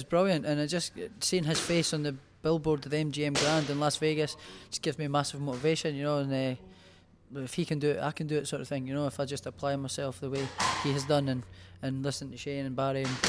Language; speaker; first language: English; native; English